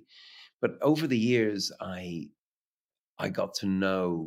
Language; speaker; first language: English; native; English